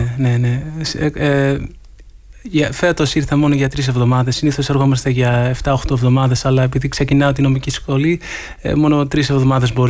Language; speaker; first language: Greek; early bilingual, heritage; Greek